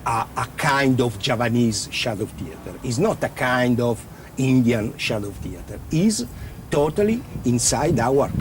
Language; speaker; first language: English; non-native, learner; Italian